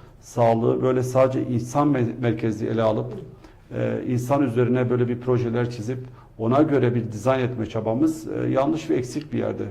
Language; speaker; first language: Turkish; non-native, local second language; Kurdish